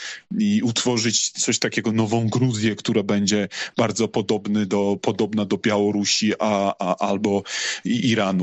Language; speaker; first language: Polish; non-native, fluent; Georgian